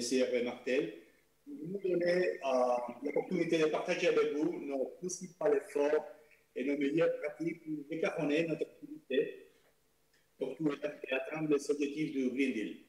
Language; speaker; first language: French; non-native, learner; Spanish